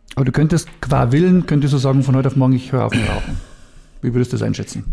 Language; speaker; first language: German; native; German